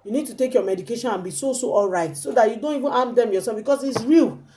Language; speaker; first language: English; non-native, local second language; Yoruba